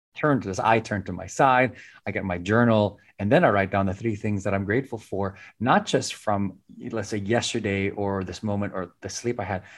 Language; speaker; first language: English; non-native, local second language; Filipino